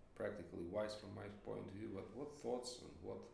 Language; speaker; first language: English; non-native, fluent; Ukrainian